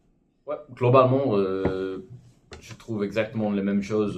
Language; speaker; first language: French; non-native, fluent; English